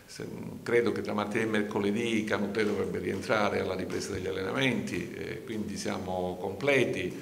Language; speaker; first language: Italian; native; Italian